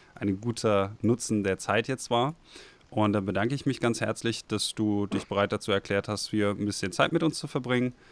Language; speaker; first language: German; native; German